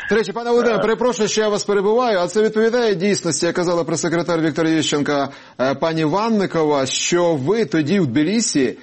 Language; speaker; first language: Ukrainian; native; Ukrainian